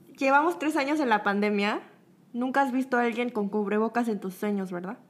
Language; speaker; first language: Spanish; native; Spanish